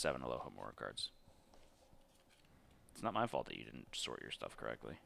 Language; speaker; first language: English; native; English